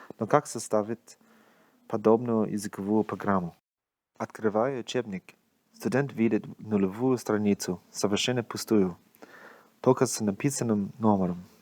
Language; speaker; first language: Russian; non-native, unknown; English